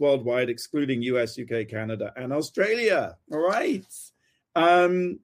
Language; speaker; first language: English; native; English